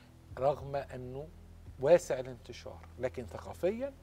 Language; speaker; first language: Arabic; native; Arabic